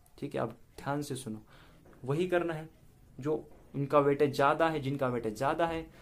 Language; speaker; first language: Hindi; non-native, local second language; Marathi